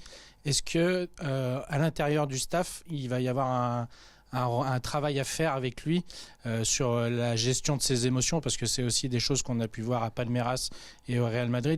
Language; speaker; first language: French; native; French